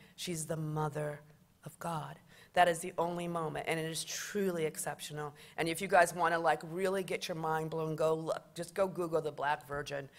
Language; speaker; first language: English; native; English